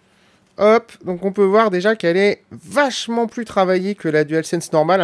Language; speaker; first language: French; native; French